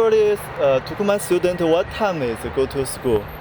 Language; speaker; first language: English; non-native, learner; Chinese